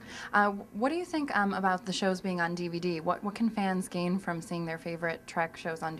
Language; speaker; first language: English; native; English